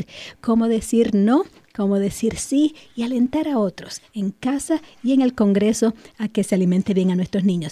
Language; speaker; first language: Spanish; native; Spanish